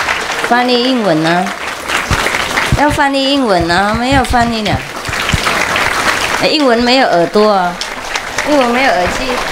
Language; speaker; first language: Chinese; non-native, fluent; Vietnamese